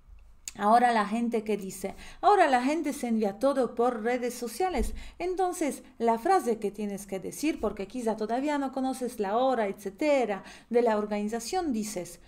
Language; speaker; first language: Spanish; non-native, fluent; Polish